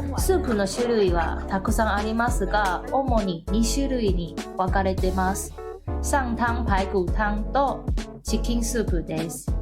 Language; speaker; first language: Japanese; non-native, fluent; Chinese